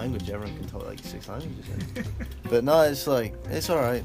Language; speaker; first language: English; native; English